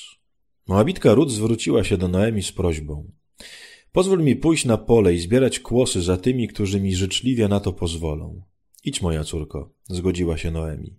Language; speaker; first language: Polish; native; Polish